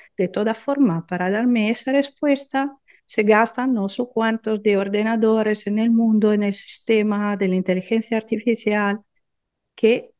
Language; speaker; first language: Spanish; non-native, fluent; Italian